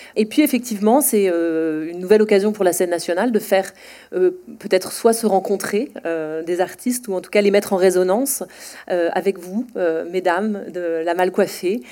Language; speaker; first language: French; native; French